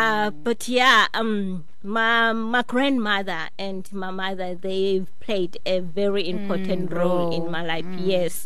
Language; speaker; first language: English; non-native, fluent; Xhosa